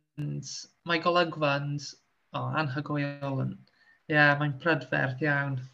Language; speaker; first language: Welsh; non-native, local second language; English